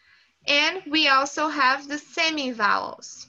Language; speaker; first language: English; non-native, fluent; Portuguese